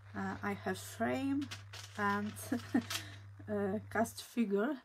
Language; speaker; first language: English; non-native, learner; Polish